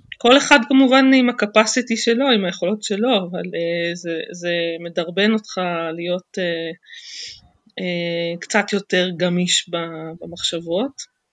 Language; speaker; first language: Hebrew; native; Hebrew